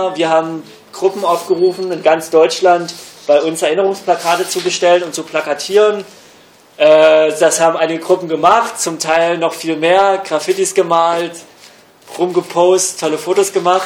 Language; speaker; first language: German; native; German